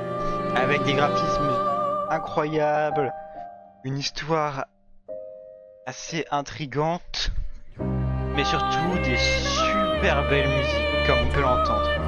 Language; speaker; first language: French; native; French